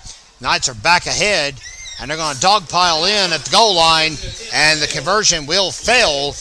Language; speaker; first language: English; native; English